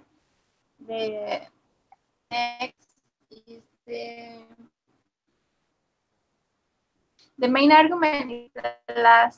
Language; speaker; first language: English; non-native, learner; Spanish